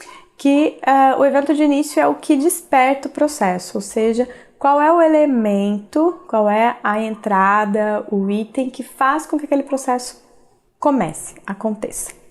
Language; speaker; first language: Portuguese; native; Portuguese